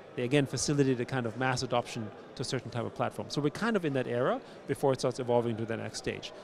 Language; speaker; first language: English; early bilingual, other home language; German